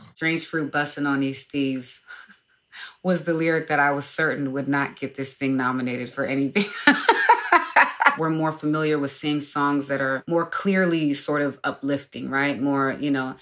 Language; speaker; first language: English; native; English